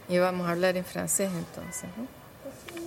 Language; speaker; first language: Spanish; early bilingual, heritage; Spanish